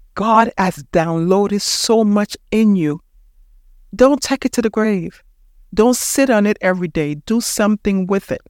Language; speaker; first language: English; early bilingual, heritage; Spanish